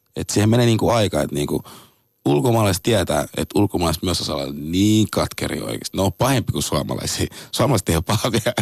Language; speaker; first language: Finnish; non-native, fluent; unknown